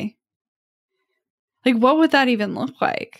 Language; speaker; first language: English; native; English